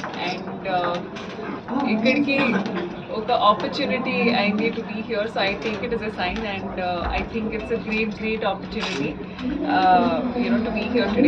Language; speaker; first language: Telugu; non-native, learner; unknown